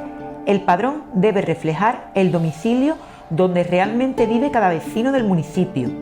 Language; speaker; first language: Spanish; native; Spanish